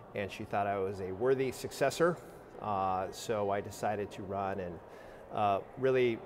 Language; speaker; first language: English; native; English